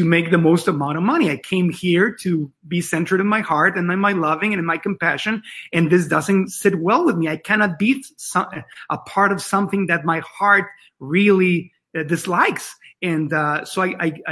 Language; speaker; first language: English; non-native, fluent; Spanish